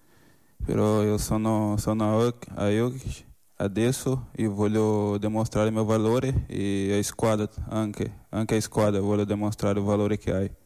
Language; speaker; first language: Spanish; non-native, learner; Portuguese